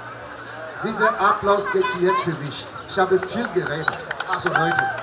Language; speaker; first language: German; non-native, learner; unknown